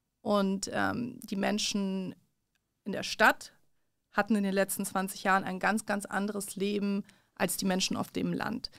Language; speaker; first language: German; early bilingual, other home language; Persian